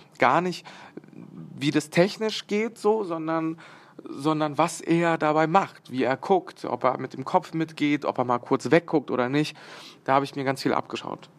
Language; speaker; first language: German; early bilingual, other home language; Bosnian